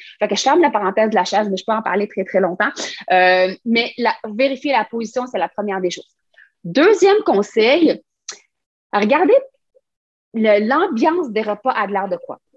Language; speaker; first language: French; native; French